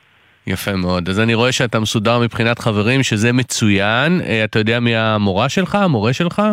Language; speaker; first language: Hebrew; native; Hebrew